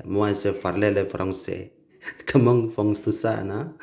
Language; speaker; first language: French; non-native, learner; Indonesian